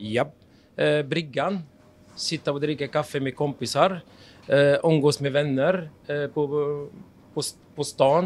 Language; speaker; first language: Swedish; non-native, fluent; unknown